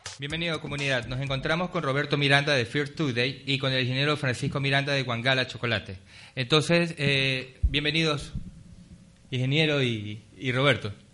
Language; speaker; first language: Spanish; native; Spanish